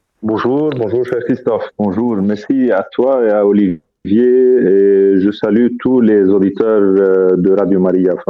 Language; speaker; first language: French; non-native, fluent; Arabic